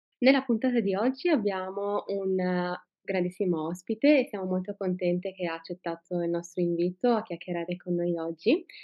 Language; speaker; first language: Italian; early bilingual, other home language; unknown